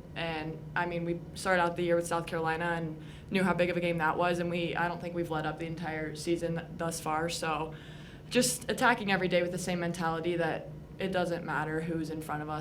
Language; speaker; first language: English; native; English